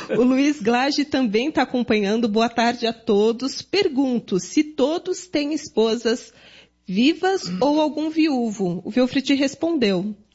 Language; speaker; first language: Portuguese; native; Portuguese